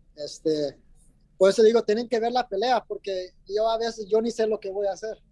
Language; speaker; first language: Spanish; early bilingual, heritage; Spanish